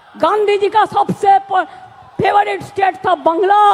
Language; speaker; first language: Hindi; non-native, local second language; Bangla